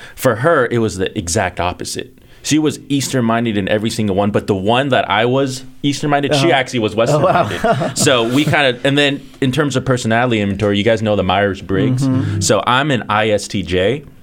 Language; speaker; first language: English; early bilingual, other home language; Chinese